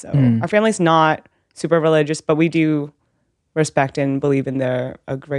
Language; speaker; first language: English; early bilingual, other home language; Vietnamese